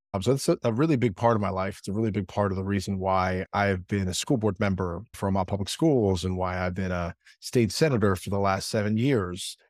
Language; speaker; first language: English; early bilingual, other home language; Spanish